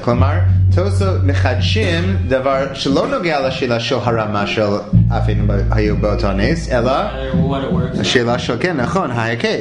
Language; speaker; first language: Hebrew; non-native, fluent; English